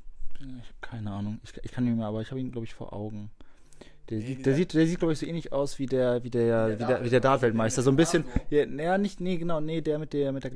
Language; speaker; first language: German; native; German